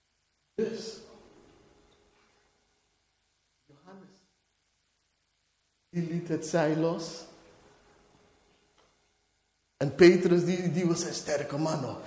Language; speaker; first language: Dutch; non-native, fluent; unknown